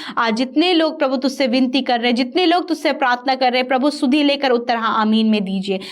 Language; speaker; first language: Hindi; native; Hindi